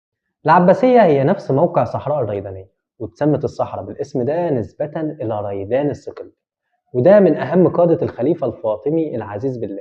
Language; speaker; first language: Arabic; native; Arabic